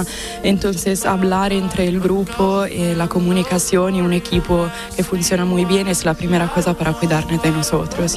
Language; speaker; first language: Spanish; non-native, fluent; Italian